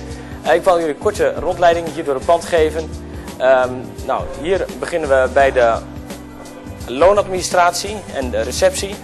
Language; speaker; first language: Dutch; native; Dutch